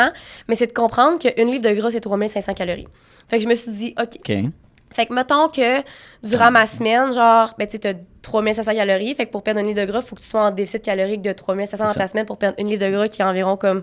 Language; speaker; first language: French; native; French